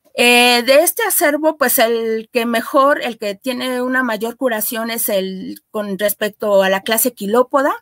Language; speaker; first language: Spanish; native; Spanish